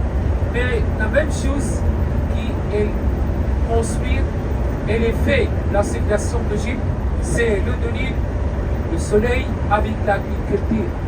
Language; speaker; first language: French; non-native, learner; Arabic